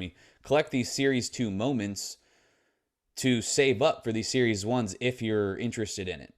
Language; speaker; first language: English; native; English